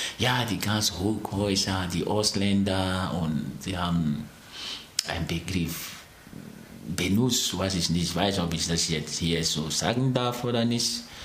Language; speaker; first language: German; non-native, fluent; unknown